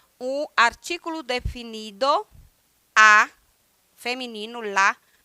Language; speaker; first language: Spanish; non-native, fluent; Portuguese